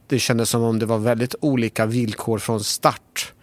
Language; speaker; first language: Swedish; early bilingual, other home language; Persian